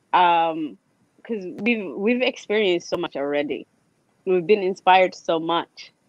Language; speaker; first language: English; native; English